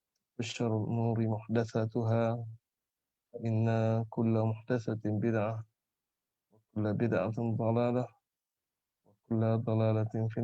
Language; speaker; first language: Arabic; non-native, fluent; Malay